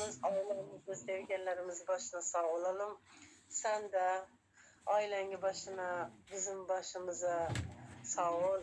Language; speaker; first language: Turkish; non-native, learner; Uzbek